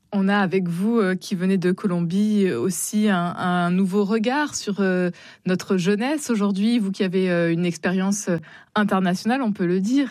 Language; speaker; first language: French; native; French